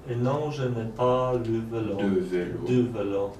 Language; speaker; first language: French; non-native, learner; Polish